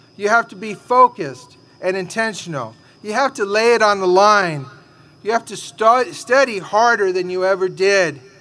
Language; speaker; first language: English; early bilingual, other home language; Spanish